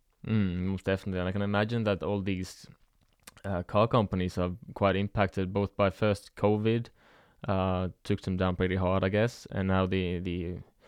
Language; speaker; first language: English; non-native, fluent; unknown